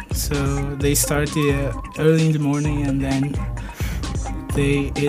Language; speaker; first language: English; non-native, fluent; Portuguese